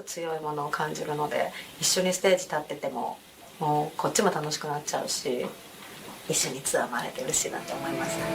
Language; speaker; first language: Japanese; native; Japanese